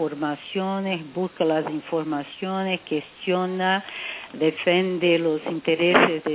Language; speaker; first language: Spanish; non-native, fluent; Portuguese